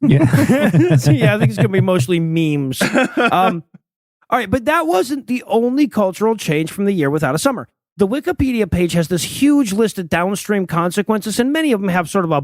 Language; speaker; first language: English; native; English